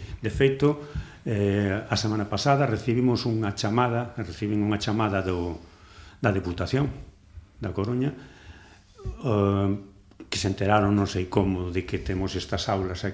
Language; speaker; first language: Galician; native; Galician